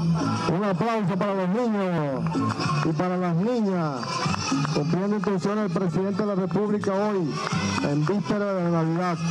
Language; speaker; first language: Spanish; native; Spanish